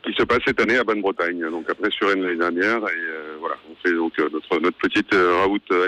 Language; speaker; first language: French; native; French